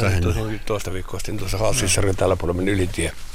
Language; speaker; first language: Finnish; native; Finnish